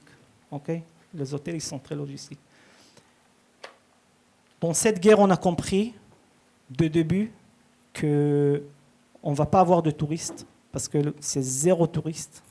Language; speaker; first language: French; early bilingual, heritage; Hebrew